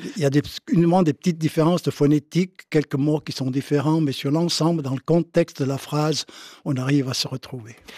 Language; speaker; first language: French; native; French